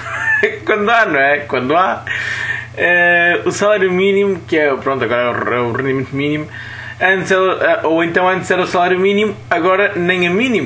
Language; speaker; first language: Portuguese; native; Portuguese